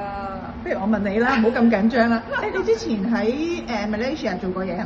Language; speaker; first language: Cantonese; native; Cantonese